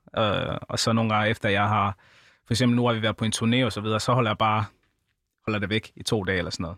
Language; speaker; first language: Danish; early bilingual, other home language; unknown